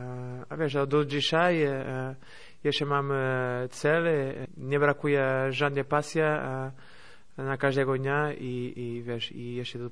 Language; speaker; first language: Polish; non-native, fluent; Portuguese